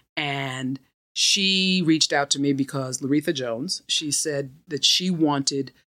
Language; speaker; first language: English; native; English